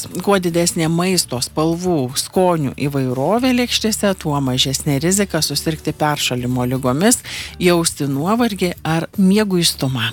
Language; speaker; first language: Lithuanian; native; Lithuanian